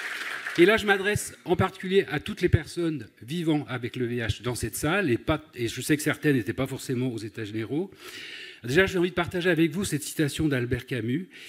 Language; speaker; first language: French; native; French